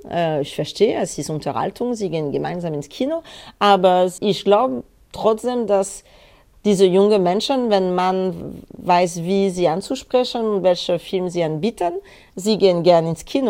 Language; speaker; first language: German; non-native, learner; French